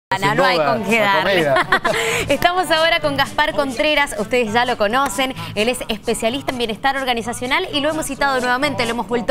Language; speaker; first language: Spanish; native; Spanish